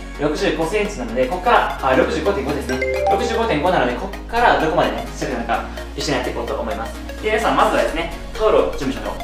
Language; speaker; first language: Japanese; native; Japanese